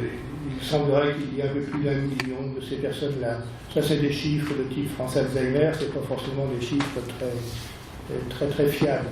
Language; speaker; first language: French; native; French